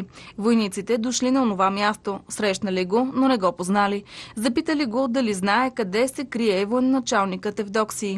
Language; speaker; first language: Bulgarian; native; Bulgarian